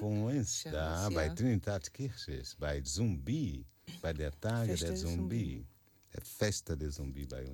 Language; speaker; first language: German; non-native, learner; Portuguese